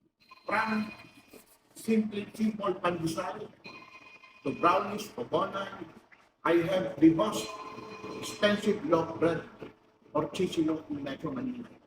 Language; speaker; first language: English; non-native, local second language; Filipino